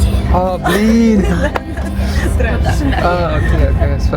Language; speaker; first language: Russian; non-native, learner; Hindi